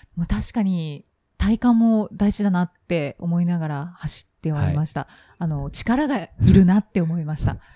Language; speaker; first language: Japanese; native; Japanese